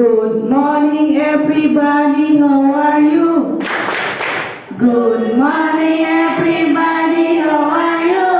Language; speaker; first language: English; non-native, learner; Indonesian